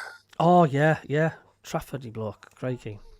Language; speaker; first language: English; native; English